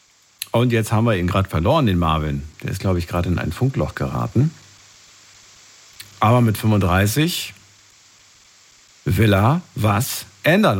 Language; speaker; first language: German; native; German